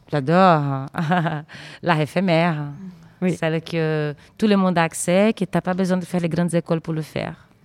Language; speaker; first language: French; non-native, fluent; Portuguese